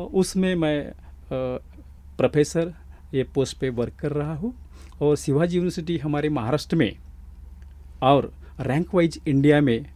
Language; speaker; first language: Hindi; non-native, local second language; Marathi